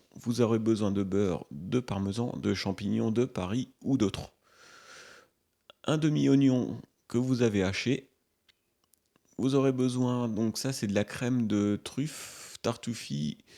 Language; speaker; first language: French; native; French